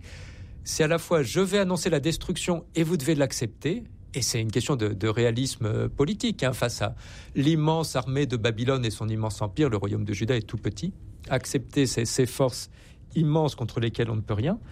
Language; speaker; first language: French; native; French